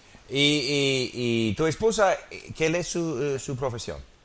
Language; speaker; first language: Spanish; non-native, learner; English